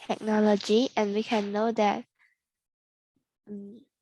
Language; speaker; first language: English; non-native, learner; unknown